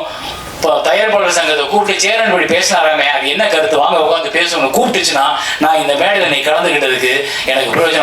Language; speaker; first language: Tamil; native; Tamil